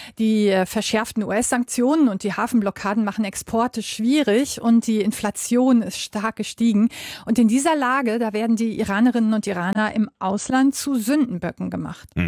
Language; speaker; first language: German; native; German